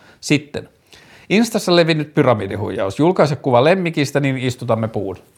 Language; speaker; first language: Finnish; native; Finnish